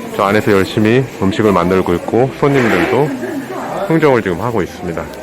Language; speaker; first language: Korean; native; Korean